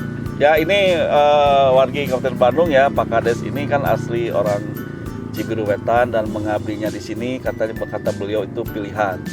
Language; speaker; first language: Indonesian; non-native, local second language; Sundanese